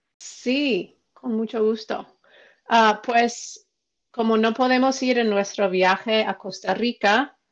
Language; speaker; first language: Spanish; non-native, fluent; English